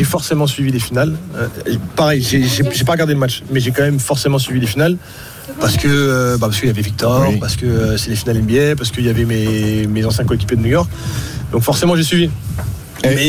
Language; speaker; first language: French; native; French